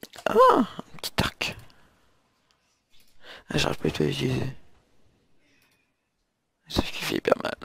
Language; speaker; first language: French; native; French